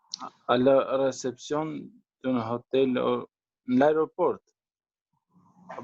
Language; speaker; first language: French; non-native, learner; Albanian